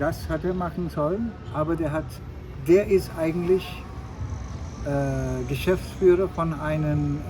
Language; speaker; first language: German; non-native, fluent; Sinhala